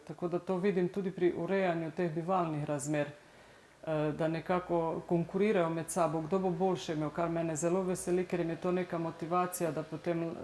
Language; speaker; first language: Slovenian; non-native, local second language; Romany